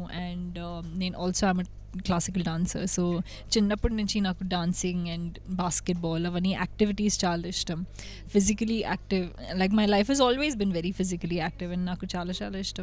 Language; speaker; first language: Telugu; non-native, local second language; Hindi